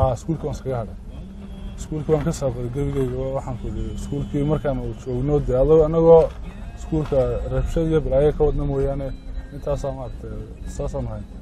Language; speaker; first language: Somali; early bilingual, other home language; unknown